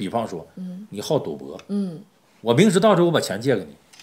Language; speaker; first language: Chinese; native; Chinese